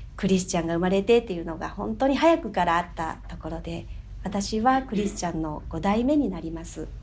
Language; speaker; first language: Japanese; native; Japanese